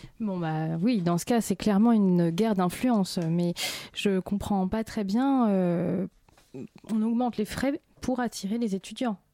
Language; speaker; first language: French; native; French